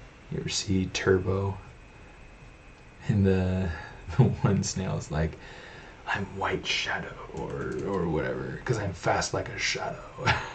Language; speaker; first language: English; native; English